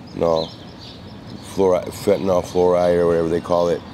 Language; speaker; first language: English; native; English